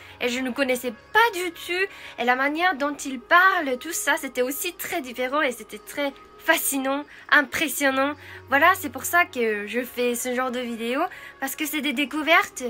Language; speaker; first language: French; non-native, fluent; Japanese